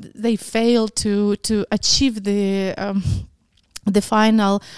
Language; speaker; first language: English; non-native, fluent; Ukrainian